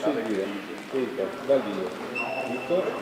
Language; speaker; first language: Italian; native; Italian